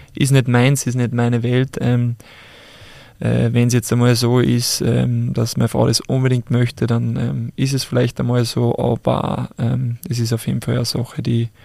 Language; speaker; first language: German; native; German